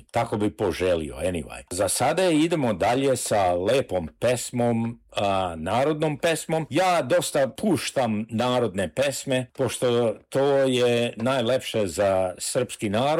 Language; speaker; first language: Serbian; early bilingual, heritage; Serbian